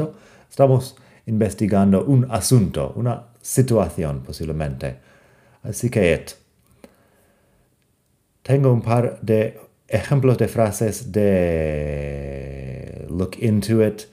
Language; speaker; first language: Spanish; non-native, fluent; English